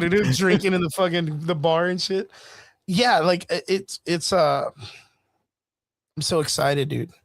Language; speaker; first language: English; native; English